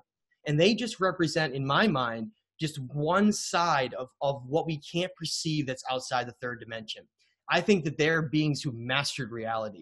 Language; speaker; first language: English; native; English